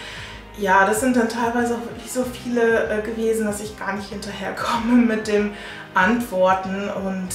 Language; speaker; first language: German; native; German